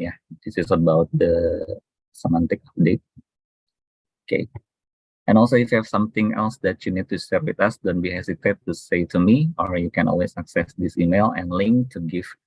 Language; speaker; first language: English; non-native, fluent; Indonesian